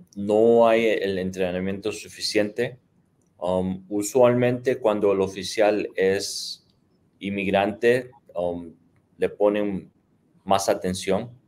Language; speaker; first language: Spanish; native; Spanish